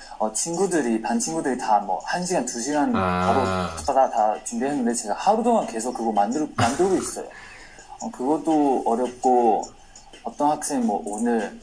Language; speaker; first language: Korean; non-native, fluent; Chinese